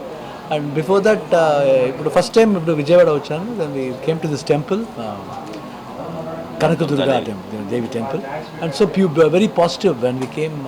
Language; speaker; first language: Telugu; non-native, learner; Kannada